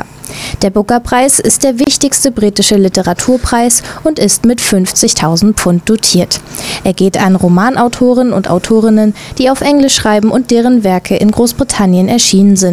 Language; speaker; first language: German; native; German